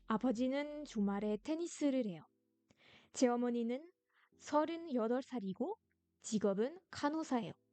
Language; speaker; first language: Korean; non-native, fluent; French